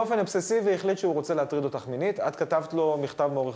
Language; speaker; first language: Hebrew; native; Hebrew